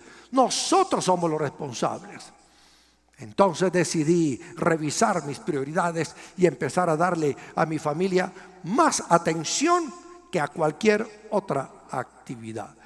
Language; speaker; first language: Spanish; native; Spanish